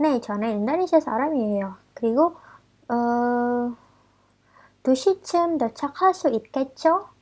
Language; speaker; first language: Korean; non-native, fluent; Indonesian